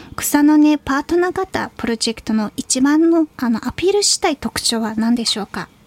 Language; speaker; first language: Japanese; non-native, fluent; Mongolian